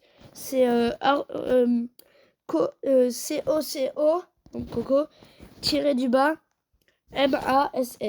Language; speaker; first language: French; native; French